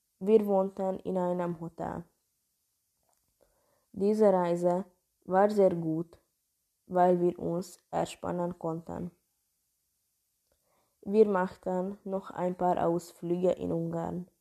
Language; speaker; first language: German; non-native, learner; Hungarian